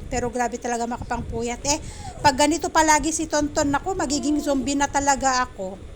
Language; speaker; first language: Filipino; native; Filipino